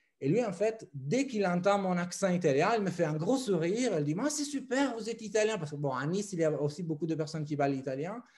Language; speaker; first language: French; non-native, fluent; Italian